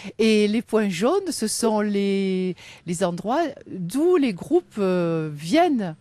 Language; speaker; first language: French; native; French